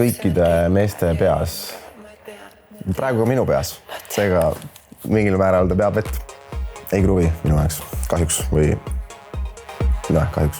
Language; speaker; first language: Estonian; native; Estonian